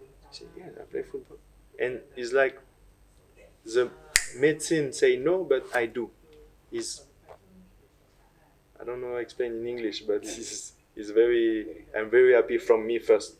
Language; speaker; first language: English; non-native, learner; French